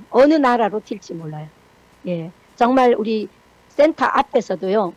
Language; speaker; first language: Korean; native; Korean